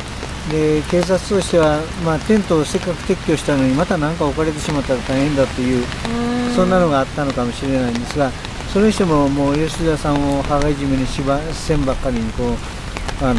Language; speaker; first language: Japanese; native; Japanese